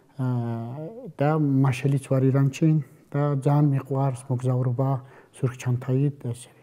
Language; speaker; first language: Georgian; early bilingual, heritage; Georgian